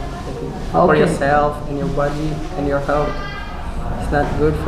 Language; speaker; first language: English; non-native, learner; Indonesian